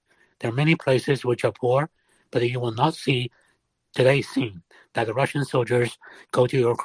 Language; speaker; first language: English; non-native, fluent; Wu Chinese